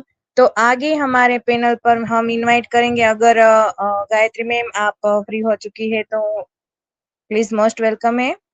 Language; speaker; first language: Hindi; native; Hindi